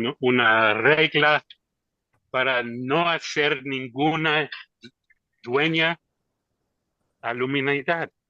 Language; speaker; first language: Spanish; non-native, learner; English